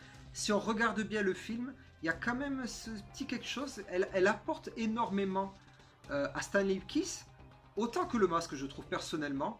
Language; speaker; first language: French; native; French